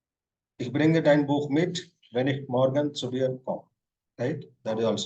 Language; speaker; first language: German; non-native, fluent; Hindi